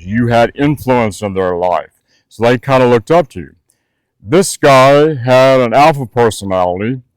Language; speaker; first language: English; native; English